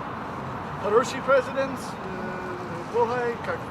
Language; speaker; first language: Russian; non-native, learner; English